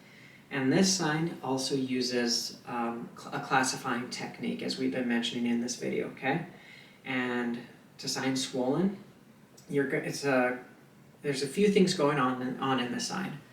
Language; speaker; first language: English; native; English